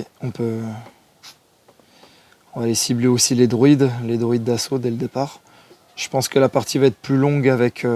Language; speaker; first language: French; native; French